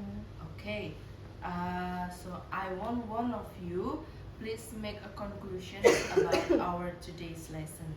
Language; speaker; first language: English; non-native, learner; Indonesian